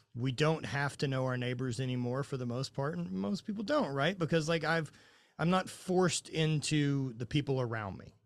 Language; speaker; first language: English; native; English